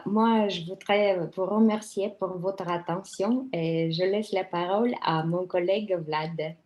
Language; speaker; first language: French; non-native, fluent; Russian